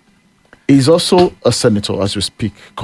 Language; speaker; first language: English; non-native, local second language; Yoruba